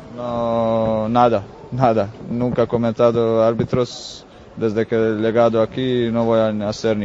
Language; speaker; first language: Spanish; non-native, fluent; Croatian